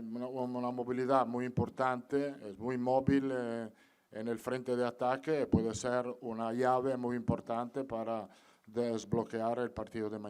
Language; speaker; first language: Spanish; non-native, fluent; Italian